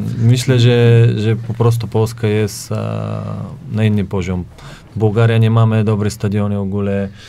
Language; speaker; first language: Polish; non-native, learner; Bulgarian